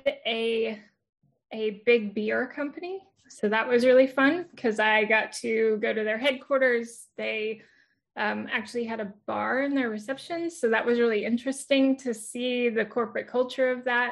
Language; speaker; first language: English; native; English